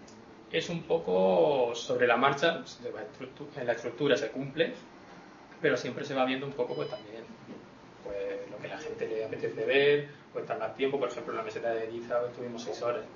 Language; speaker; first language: Spanish; native; Spanish